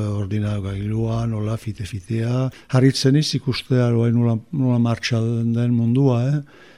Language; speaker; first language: Basque; native; Basque